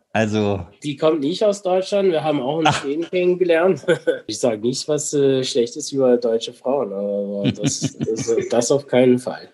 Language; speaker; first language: German; non-native, fluent; English